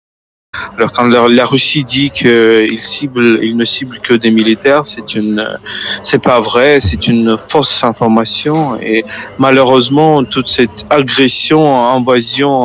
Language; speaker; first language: French; non-native, fluent; Ukrainian